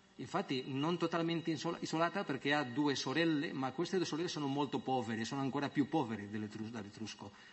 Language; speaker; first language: Italian; non-native, fluent; Spanish